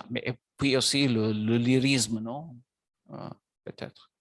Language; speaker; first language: French; non-native, learner; Maltese